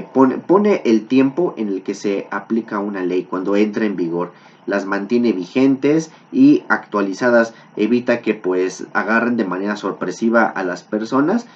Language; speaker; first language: Spanish; native; Spanish